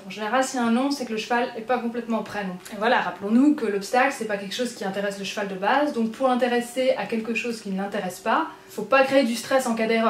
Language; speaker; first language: French; native; French